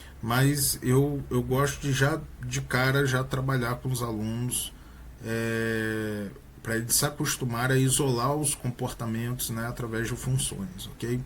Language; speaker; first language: Portuguese; native; Portuguese